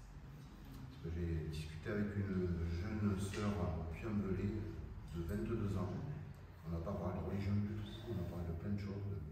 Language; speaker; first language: French; native; French